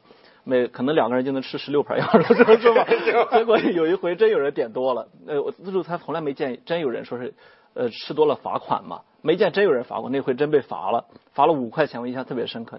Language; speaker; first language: Chinese; native; Chinese